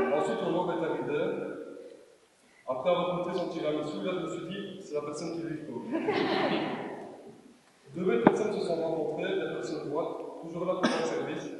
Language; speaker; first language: French; native; French